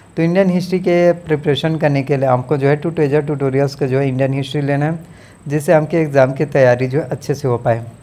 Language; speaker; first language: Hindi; native; Hindi